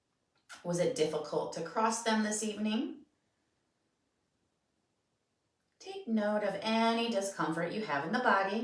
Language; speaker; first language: English; native; English